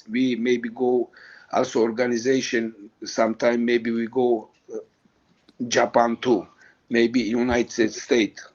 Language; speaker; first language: English; non-native, learner; Georgian